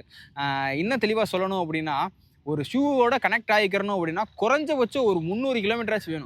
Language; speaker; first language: Tamil; native; Tamil